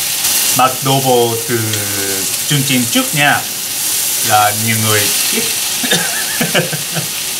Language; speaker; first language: Vietnamese; non-native, learner; Japanese